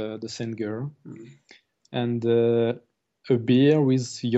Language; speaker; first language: English; non-native, learner; German